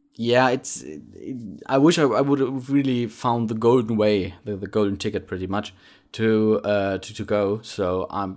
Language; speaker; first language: English; non-native, fluent; German